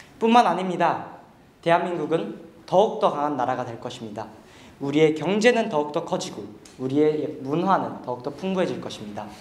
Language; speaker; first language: Korean; early bilingual, heritage; Korean